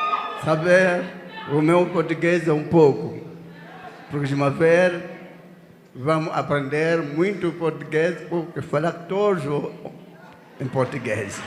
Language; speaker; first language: Portuguese; non-native, learner; Lingala